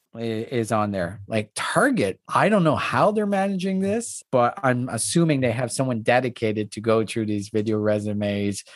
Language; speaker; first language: English; non-native, fluent; French